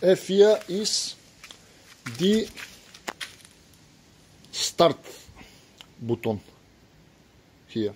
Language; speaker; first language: German; non-native, learner; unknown